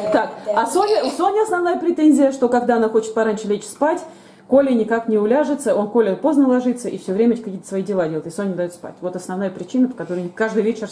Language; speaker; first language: Russian; native; Russian